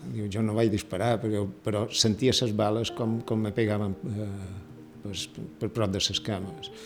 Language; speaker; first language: Catalan; native; Catalan